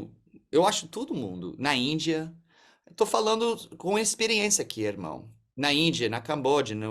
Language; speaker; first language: Portuguese; early bilingual, heritage; English